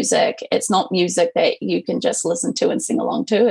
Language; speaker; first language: English; native; English